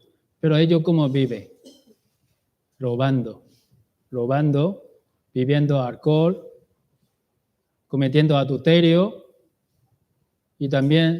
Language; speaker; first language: Spanish; non-native, learner; Chinese